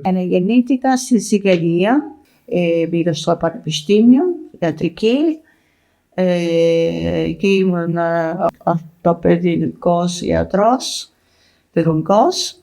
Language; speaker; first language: Greek; non-native, learner; Italian